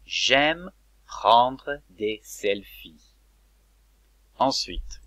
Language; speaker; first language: French; non-native, fluent; English